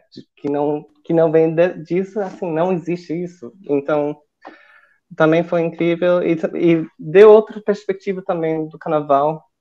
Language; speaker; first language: Portuguese; non-native, fluent; English